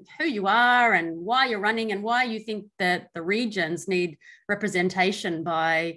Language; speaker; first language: English; native; English